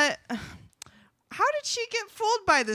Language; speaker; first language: English; native; English